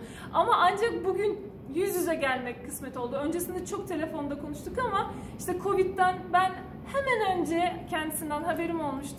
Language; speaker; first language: Turkish; native; Turkish